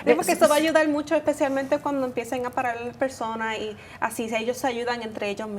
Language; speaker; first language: Spanish; native; Spanish